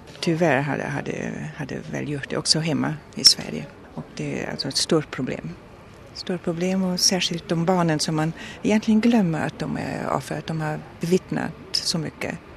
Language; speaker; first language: Swedish; non-native, fluent; German